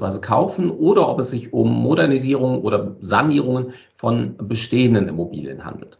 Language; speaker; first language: German; native; German